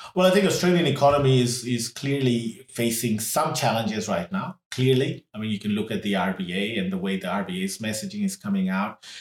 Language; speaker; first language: English; early bilingual, other home language; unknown